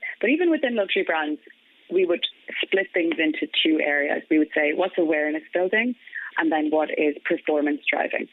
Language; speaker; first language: English; native; English